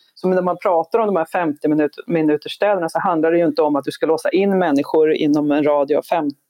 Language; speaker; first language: Swedish; native; Swedish